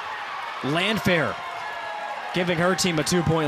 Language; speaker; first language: English; native; English